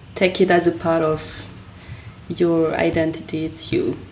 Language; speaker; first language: English; non-native, fluent; French